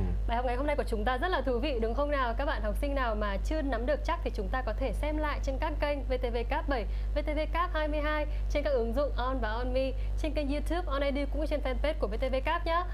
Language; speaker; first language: Vietnamese; native; Vietnamese